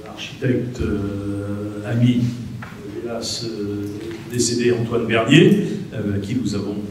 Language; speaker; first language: French; native; French